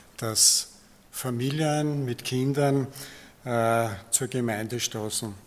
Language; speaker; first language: German; native; German